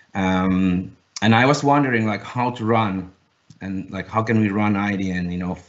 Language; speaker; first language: English; non-native, fluent; Finnish